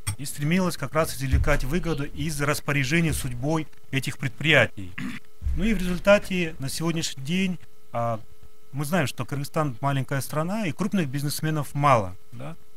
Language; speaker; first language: Russian; non-native, local second language; Kyrgyz